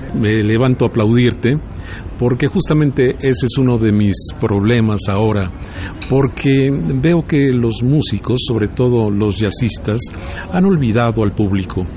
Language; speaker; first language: Spanish; native; Spanish